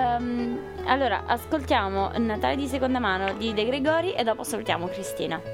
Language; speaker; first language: Italian; native; Italian